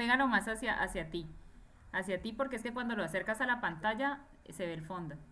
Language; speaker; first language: Spanish; native; Spanish